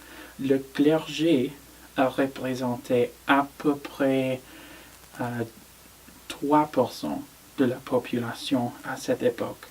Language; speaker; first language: French; non-native, learner; English